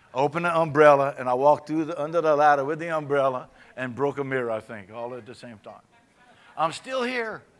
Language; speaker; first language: English; native; English